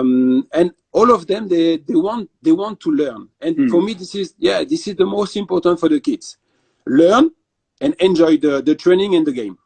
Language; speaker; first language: English; non-native, fluent; French